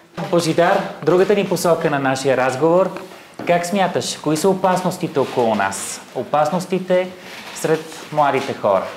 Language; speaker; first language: Bulgarian; native; Bulgarian